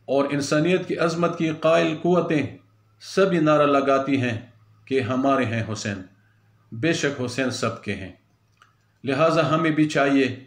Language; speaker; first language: Urdu; non-native, local second language; Pashto